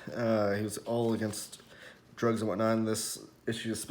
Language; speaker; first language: English; native; English